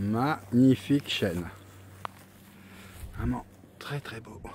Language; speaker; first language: French; native; French